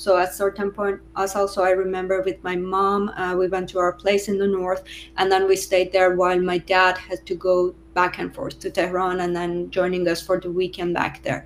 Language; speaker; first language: English; non-native, fluent; Persian